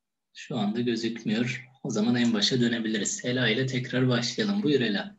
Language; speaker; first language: Turkish; native; Turkish